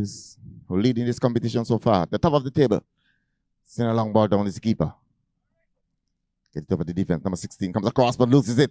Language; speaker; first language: English; native; English